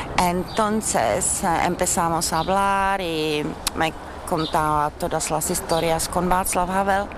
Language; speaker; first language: Spanish; non-native, learner; Czech